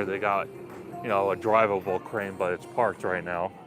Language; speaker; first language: English; native; English